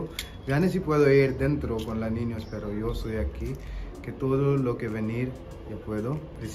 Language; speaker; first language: Spanish; non-native, learner; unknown